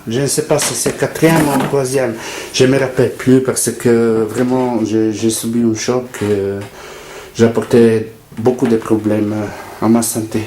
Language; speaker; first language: French; non-native, learner; Italian